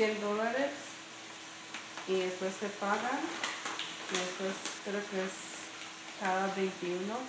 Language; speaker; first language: Spanish; early bilingual, heritage; English